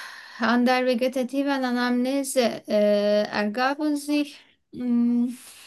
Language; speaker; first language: German; non-native, learner; Turkish